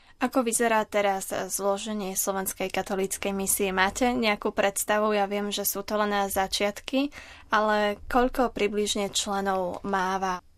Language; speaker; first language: Slovak; native; Slovak